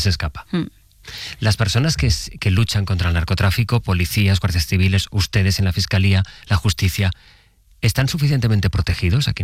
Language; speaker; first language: Spanish; native; Spanish